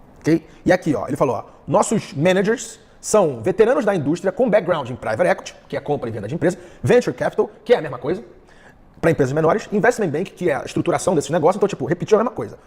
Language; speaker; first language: Portuguese; early bilingual, heritage; Portuguese